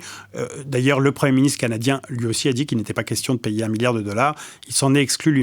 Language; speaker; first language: French; native; French